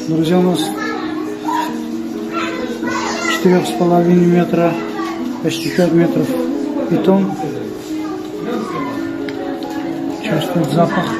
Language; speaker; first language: Russian; non-native, local second language; Uzbek